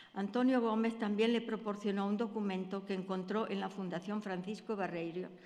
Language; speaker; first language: Spanish; native; Spanish